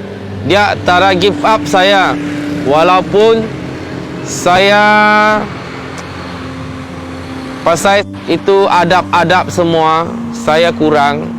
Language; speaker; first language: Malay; non-native, local second language; Chinese